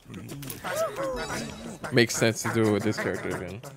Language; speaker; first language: English; native; English